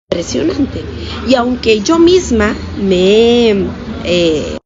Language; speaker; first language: Spanish; native; Spanish